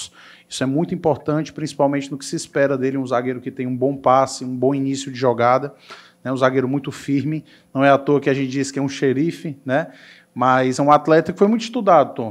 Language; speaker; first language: Portuguese; native; Portuguese